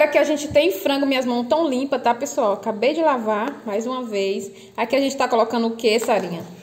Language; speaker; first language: Portuguese; native; Portuguese